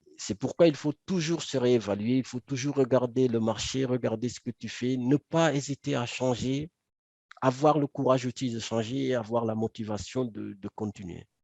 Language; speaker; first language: French; non-native, local second language; Wolof